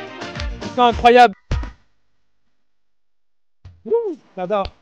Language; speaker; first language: French; native; French